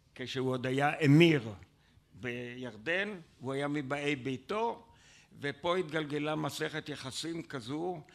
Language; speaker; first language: Hebrew; native; Hebrew